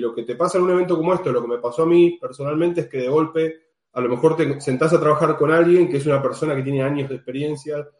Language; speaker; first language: Spanish; native; Spanish